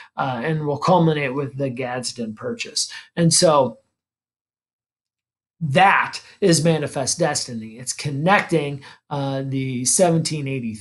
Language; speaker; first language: English; native; English